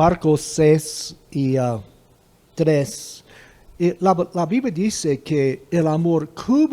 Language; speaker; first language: Spanish; non-native, fluent; English